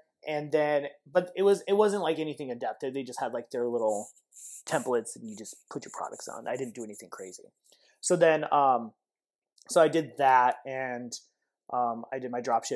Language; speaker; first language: English; native; English